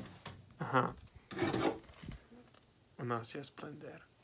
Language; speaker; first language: Russian; non-native, learner; English